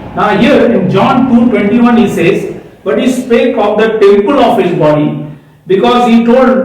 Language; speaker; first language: English; non-native, local second language; Hindi